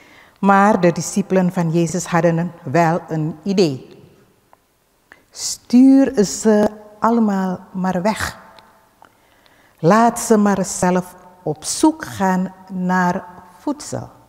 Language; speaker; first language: Dutch; early bilingual, other home language; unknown